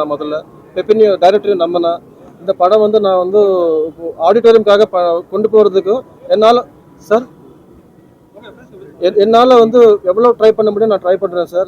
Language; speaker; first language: Tamil; non-native, fluent; Telugu